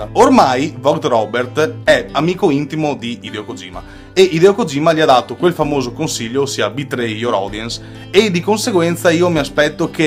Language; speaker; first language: Italian; native; Italian